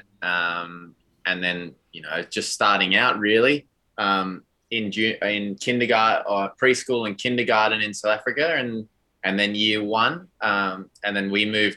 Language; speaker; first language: English; native; English